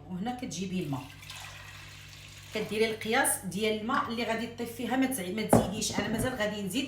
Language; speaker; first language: Arabic; native; Arabic